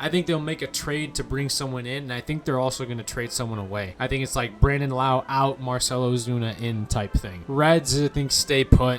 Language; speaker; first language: English; native; English